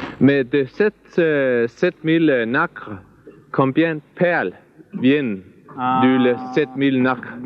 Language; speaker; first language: French; non-native, learner; Danish